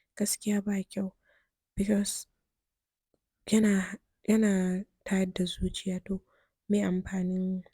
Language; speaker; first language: Hausa; native; Hausa